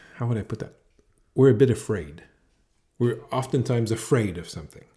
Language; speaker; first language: English; native; English